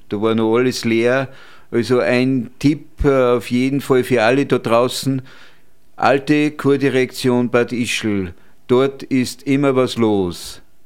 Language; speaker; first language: German; native; German